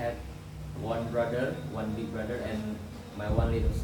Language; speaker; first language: English; non-native, learner; Indonesian